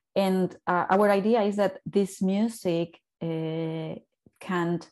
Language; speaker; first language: English; non-native, fluent; Spanish